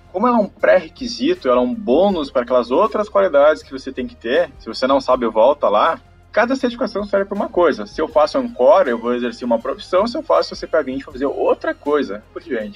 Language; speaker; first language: Portuguese; native; Portuguese